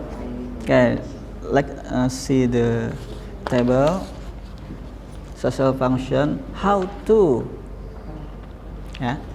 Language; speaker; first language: English; non-native, learner; Indonesian